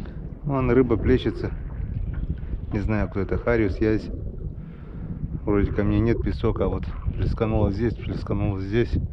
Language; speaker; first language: Russian; native; Russian